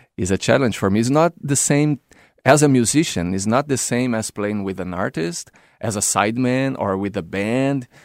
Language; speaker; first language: English; non-native, fluent; Portuguese